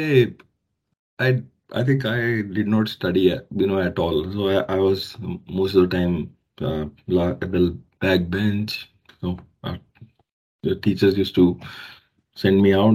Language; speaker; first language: English; non-native, local second language; Hindi